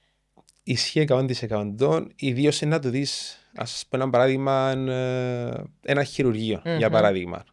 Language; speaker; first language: Greek; native; Greek